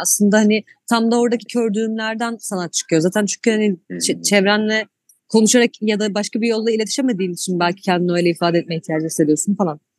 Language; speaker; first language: Turkish; native; Turkish